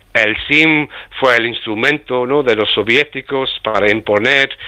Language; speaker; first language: Spanish; early bilingual, heritage; Spanish